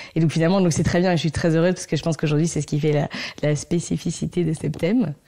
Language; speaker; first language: French; native; French